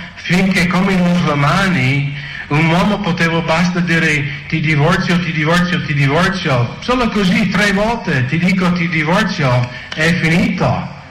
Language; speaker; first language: Italian; non-native, fluent; English